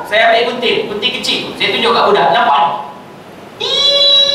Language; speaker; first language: Malay; native; Malay